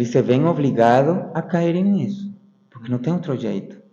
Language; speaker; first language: Portuguese; non-native, fluent; Spanish